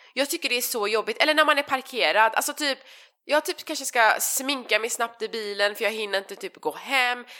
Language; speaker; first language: Swedish; early bilingual, other home language; Persian